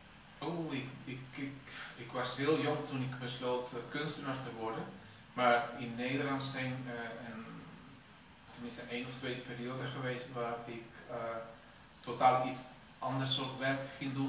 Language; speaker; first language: Dutch; non-native, fluent; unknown